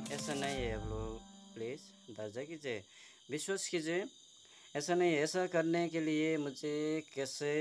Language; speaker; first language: Hindi; non-native, local second language; Nepali